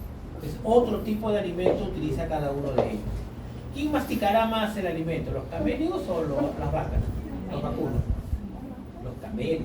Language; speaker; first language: Spanish; native; Spanish